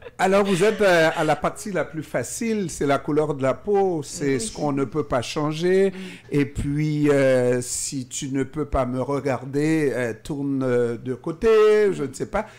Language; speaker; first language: French; non-native, local second language; Haitian Creole